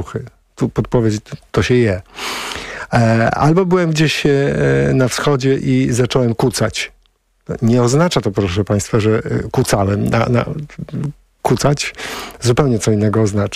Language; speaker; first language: Polish; native; Polish